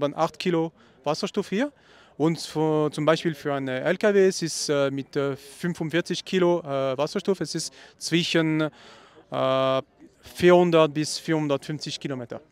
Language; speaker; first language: German; non-native, learner; Italian